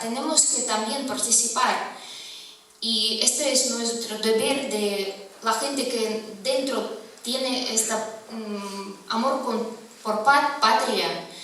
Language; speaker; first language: Spanish; non-native, fluent; Russian